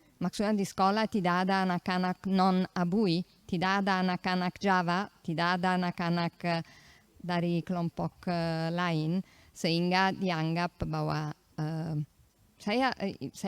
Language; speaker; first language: Indonesian; non-native, fluent; Italian